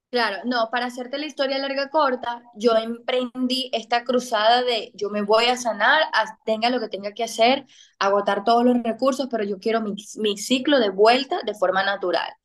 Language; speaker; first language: Spanish; native; Spanish